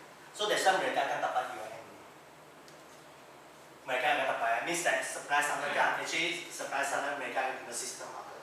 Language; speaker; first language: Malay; non-native, local second language; Chinese